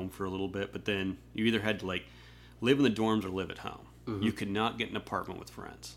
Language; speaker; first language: English; native; English